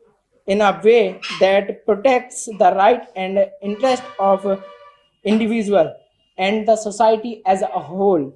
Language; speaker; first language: English; non-native, learner; Hindi